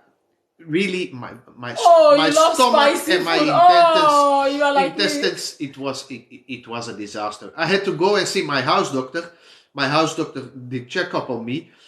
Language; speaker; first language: English; non-native, fluent; Dutch